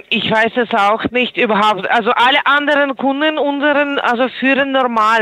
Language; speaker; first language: German; non-native, fluent; Polish